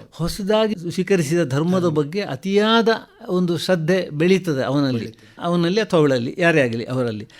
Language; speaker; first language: Kannada; native; Kannada